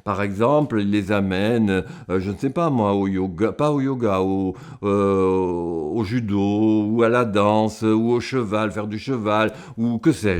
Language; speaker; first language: French; native; French